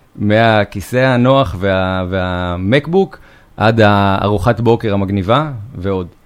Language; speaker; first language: Hebrew; native; Hebrew